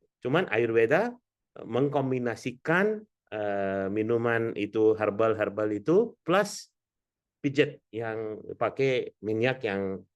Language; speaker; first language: Indonesian; non-native, fluent; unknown